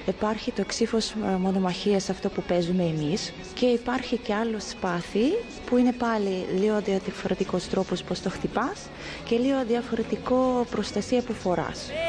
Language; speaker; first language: Greek; non-native, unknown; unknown